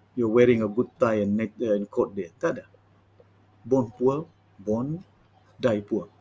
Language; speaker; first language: English; non-native, local second language; Malay